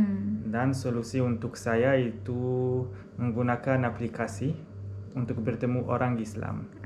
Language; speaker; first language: Indonesian; non-native, learner; Arabic